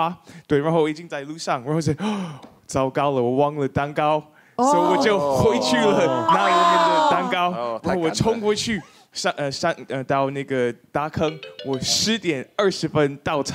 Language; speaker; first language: Chinese; non-native, fluent; English